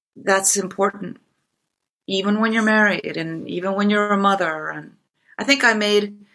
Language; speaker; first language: English; non-native, fluent; Japanese